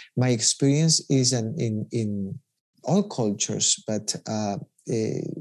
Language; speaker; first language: English; non-native, fluent; Spanish